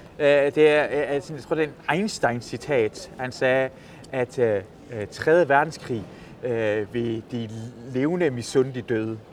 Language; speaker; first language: Danish; early bilingual, other home language; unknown